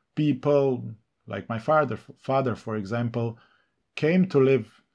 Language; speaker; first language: English; non-native, fluent; Serbian